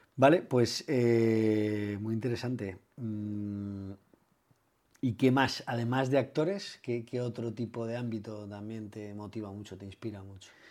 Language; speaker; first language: Spanish; native; Spanish